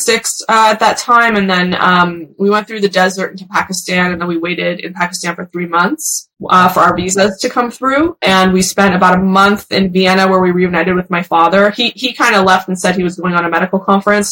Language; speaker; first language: English; early bilingual, other home language; Persian